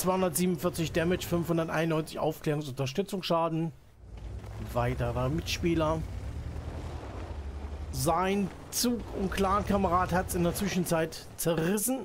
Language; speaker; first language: German; native; German